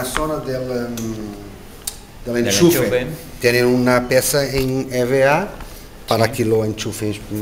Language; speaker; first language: Spanish; non-native, learner; Portuguese